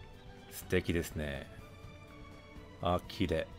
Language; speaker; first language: Japanese; non-native, fluent; English